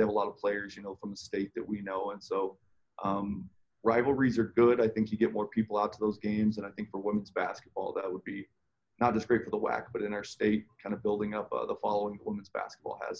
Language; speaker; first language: English; native; English